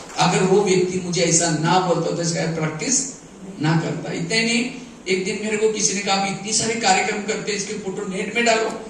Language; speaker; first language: Hindi; non-native, local second language; Marathi